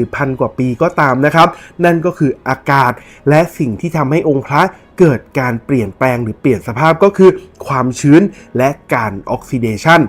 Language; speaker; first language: Thai; native; Thai